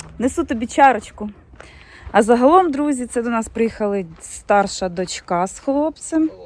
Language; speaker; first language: Ukrainian; non-native, local second language; Russian